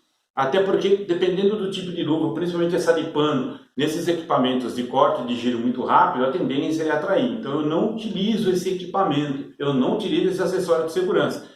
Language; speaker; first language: Portuguese; native; Portuguese